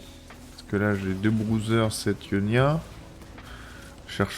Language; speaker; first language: French; native; French